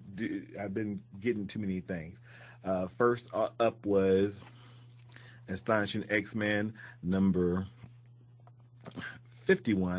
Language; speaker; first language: English; native; English